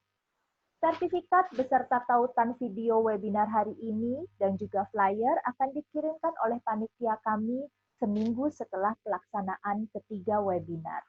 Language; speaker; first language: Indonesian; native; Indonesian